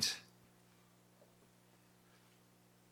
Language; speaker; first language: English; native; English